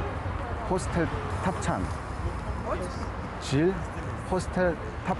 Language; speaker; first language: Russian; non-native, learner; Korean